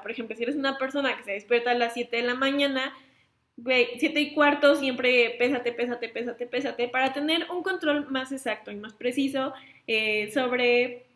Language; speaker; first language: Spanish; native; Spanish